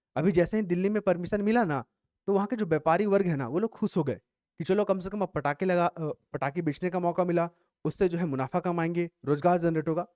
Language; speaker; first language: Hindi; native; Hindi